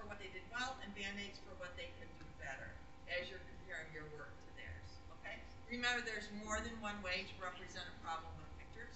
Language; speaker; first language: English; native; English